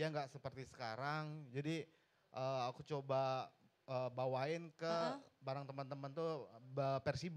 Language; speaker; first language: Indonesian; native; Indonesian